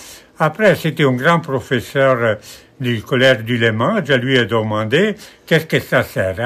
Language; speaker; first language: French; non-native, fluent; Italian